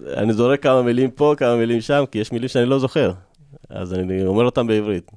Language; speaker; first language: Hebrew; early bilingual, other home language; Amharic